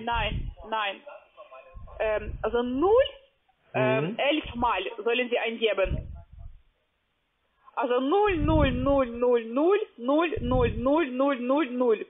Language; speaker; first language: German; non-native, learner; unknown